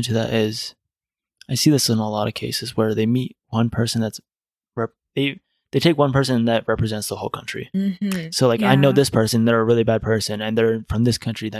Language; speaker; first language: English; native; English